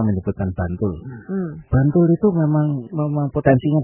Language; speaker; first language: Indonesian; native; Indonesian